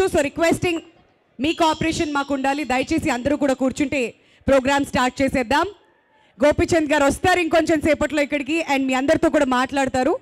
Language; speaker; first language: Telugu; native; Telugu